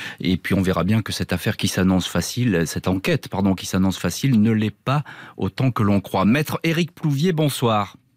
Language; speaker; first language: French; native; French